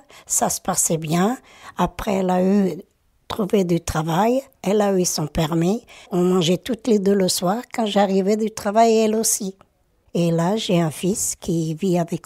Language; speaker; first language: French; early bilingual, other home language; Portuguese